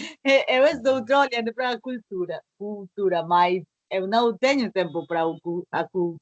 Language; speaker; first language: Portuguese; non-native, learner; Spanish